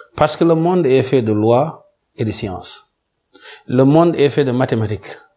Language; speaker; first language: French; non-native, local second language; Wolof